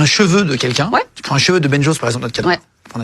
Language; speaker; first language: French; native; French